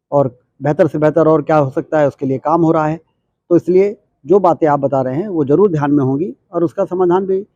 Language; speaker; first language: Hindi; native; Hindi